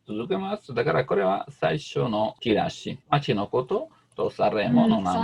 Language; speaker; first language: Japanese; non-native, learner; Italian